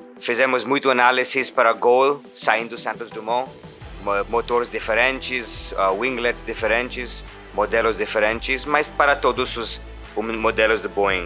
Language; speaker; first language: Portuguese; non-native, learner; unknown